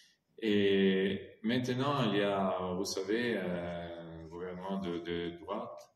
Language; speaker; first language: French; non-native, fluent; Italian